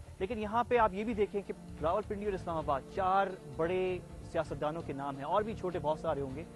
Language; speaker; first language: Urdu; native; Urdu